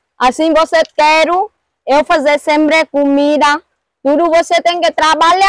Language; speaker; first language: Portuguese; non-native, learner; Vietnamese